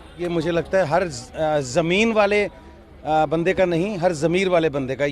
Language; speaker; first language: Hindi; non-native, local second language; Punjabi